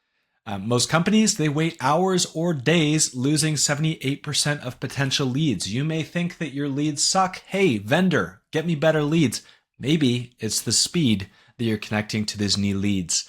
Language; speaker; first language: English; native; English